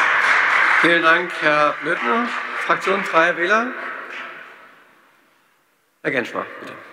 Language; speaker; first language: German; native; German